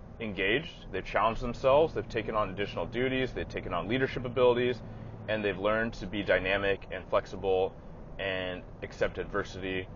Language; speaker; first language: English; native; English